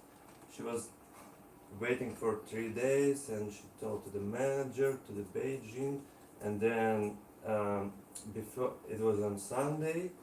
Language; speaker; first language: English; non-native, learner; Russian